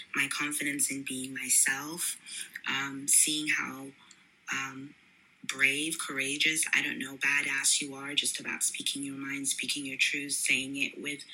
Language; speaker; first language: English; native; English